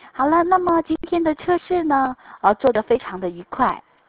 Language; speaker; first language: Chinese; native; Chinese